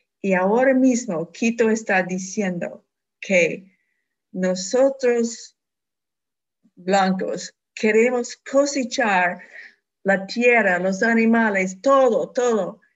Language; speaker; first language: Spanish; non-native, fluent; English